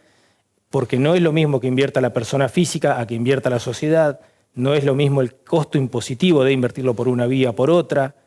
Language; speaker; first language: Spanish; native; Spanish